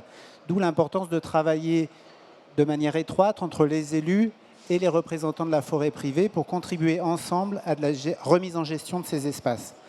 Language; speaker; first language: French; native; French